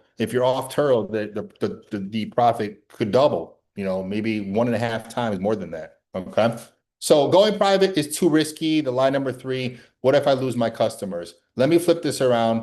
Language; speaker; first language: English; native; English